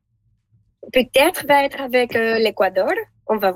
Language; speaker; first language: French; non-native, learner; Spanish